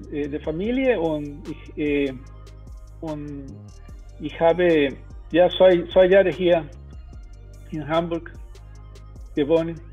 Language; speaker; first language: German; non-native, learner; Spanish